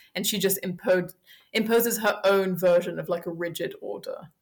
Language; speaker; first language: English; early bilingual, heritage; French